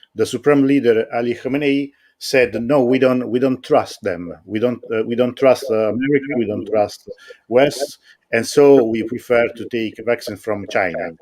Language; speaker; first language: English; non-native, fluent; Italian